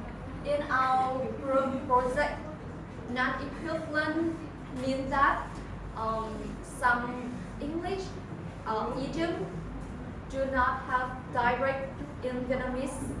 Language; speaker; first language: English; non-native, learner; Vietnamese